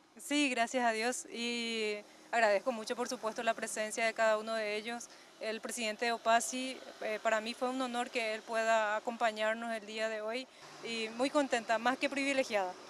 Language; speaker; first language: Spanish; native; Spanish